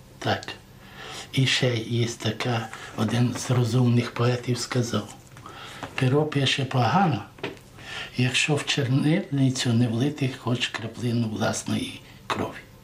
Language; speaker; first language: Ukrainian; native; Ukrainian